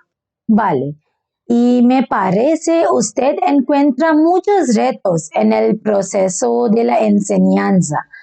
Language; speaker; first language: Spanish; non-native, learner; Bangla